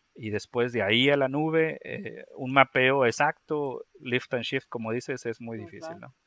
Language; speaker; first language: Spanish; native; Spanish